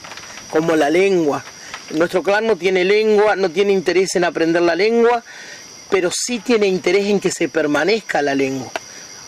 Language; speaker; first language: Spanish; native; Spanish